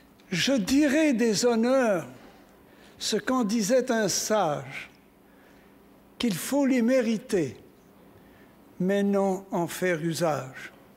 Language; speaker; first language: French; native; French